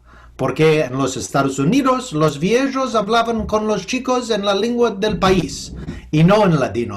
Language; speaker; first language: Spanish; non-native, fluent; English